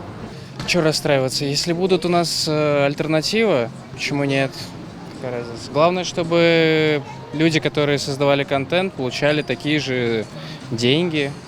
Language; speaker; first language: Russian; native; Russian